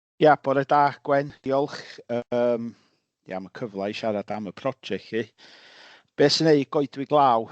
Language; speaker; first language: Welsh; native; Welsh